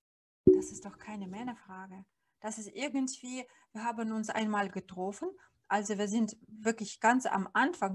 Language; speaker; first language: German; non-native, fluent; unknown